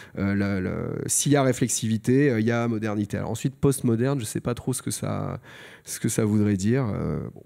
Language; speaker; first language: French; native; French